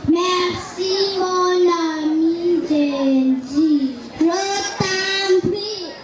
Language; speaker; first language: French; non-native, learner; Kinyarwanda